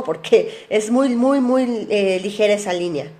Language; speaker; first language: Spanish; native; Spanish